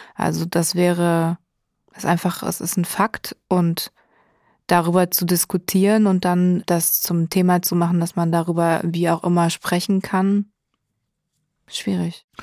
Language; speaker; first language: German; native; German